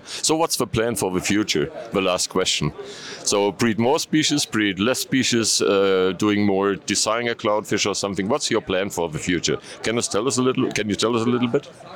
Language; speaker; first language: English; non-native, fluent; German